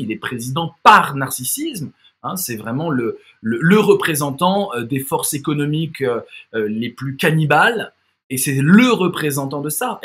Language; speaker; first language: French; native; French